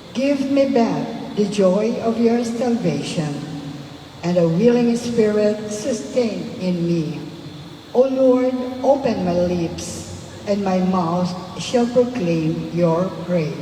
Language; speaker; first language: English; non-native, local second language; Filipino